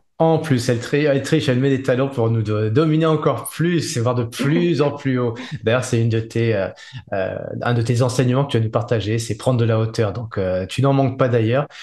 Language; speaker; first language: French; native; French